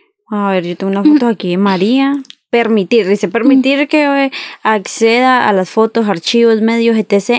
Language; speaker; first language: Spanish; native; Spanish